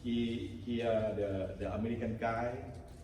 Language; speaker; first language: English; non-native, learner; Thai